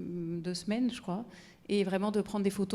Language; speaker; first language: French; native; French